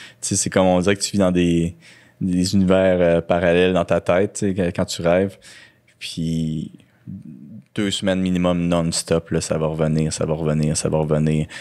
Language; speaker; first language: French; native; French